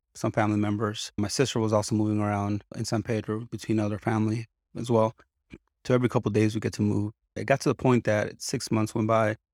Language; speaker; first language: English; early bilingual, other home language; Spanish